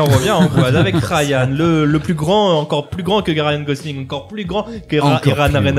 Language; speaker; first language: French; native; French